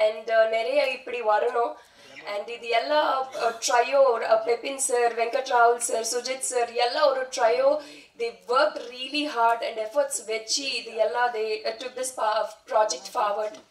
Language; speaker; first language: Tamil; non-native, fluent; Telugu